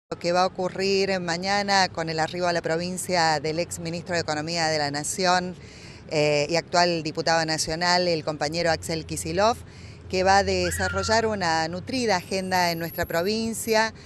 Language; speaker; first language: Spanish; native; Spanish